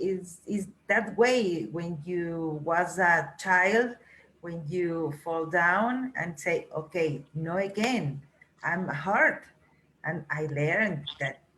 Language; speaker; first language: English; non-native, learner; Spanish